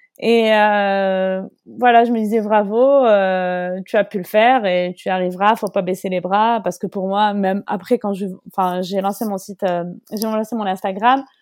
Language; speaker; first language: French; non-native, local second language; Arabic